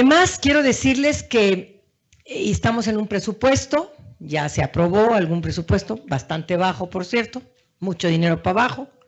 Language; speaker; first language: Spanish; native; Spanish